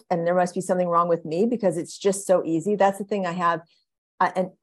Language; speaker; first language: English; native; English